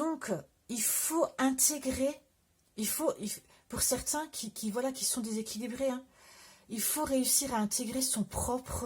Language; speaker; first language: French; native; French